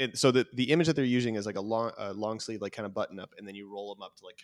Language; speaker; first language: English; native; English